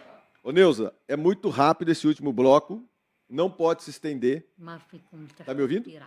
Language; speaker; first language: Portuguese; native; Portuguese